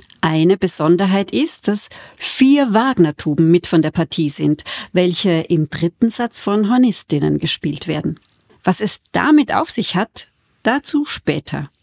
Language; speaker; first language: German; native; German